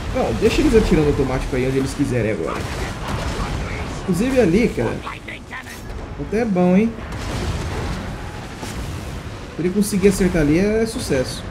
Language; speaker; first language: Portuguese; native; Portuguese